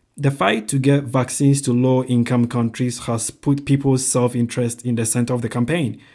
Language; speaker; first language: English; non-native, local second language; Akan